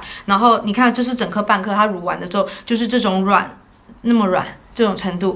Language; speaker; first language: Chinese; native; Chinese